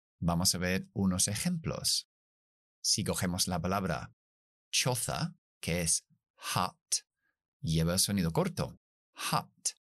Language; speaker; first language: Spanish; non-native, fluent; English